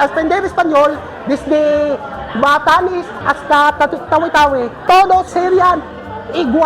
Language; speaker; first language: Spanish; non-native, fluent; Filipino